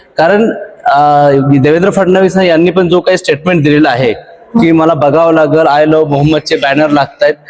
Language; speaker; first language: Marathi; non-native, local second language; Urdu